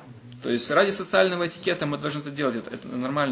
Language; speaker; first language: Russian; native; Russian